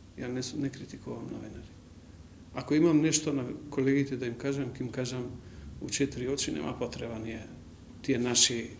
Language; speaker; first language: Macedonian; non-native, local second language; Albanian